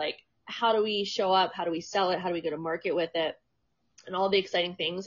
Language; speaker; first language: English; native; English